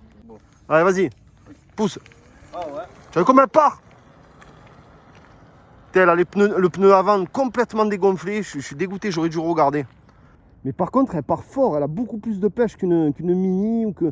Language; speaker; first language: French; native; French